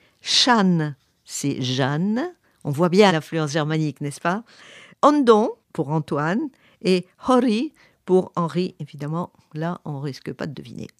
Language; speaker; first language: French; native; French